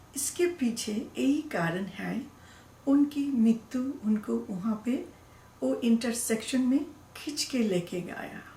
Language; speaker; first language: Hindi; non-native, learner; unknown